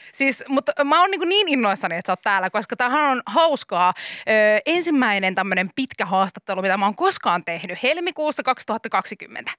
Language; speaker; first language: Finnish; native; Finnish